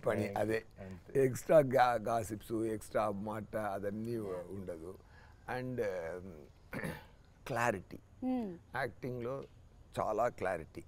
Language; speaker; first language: Telugu; non-native, fluent; Tamil